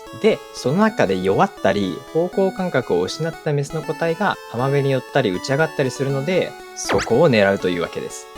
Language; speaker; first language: Japanese; native; Japanese